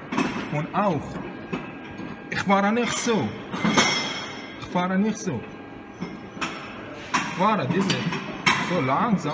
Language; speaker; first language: German; non-native, learner; Persian